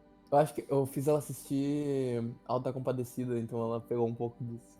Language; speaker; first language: Portuguese; native; Portuguese